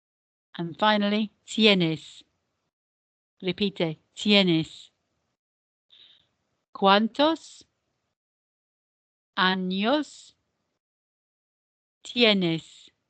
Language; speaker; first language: Spanish; non-native, fluent; English